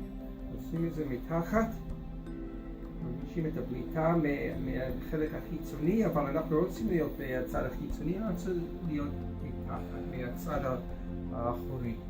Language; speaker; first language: Hebrew; non-native, fluent; English